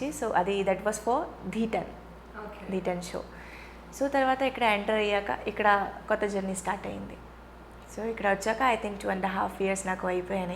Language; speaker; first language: Telugu; non-native, fluent; Hindi